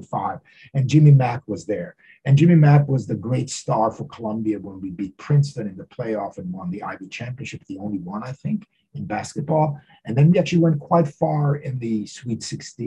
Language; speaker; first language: English; native; English